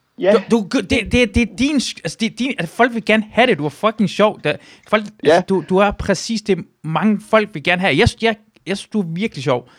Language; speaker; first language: Danish; non-native, fluent; Persian